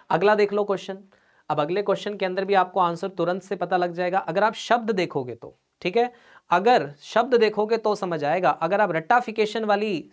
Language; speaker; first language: Hindi; non-native, local second language; Punjabi